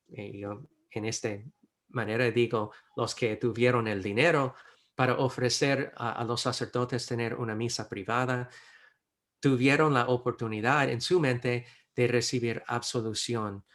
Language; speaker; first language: Spanish; non-native, fluent; English